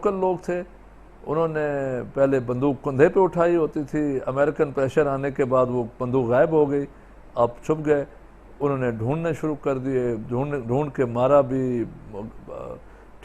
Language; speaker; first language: Urdu; non-native, local second language; Sindhi